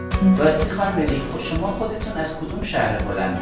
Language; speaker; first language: Persian; native; Persian